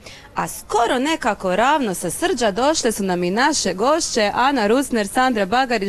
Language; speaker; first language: Croatian; native; Croatian